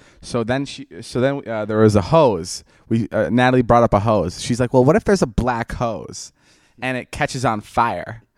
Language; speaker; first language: English; early bilingual, other home language; Slovak